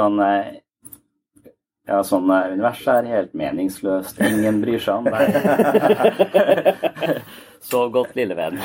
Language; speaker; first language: Norwegian; native; Norwegian